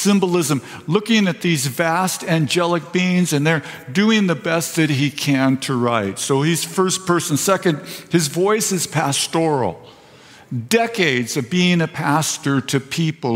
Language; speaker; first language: English; native; English